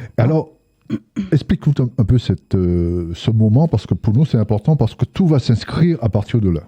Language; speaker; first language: French; native; French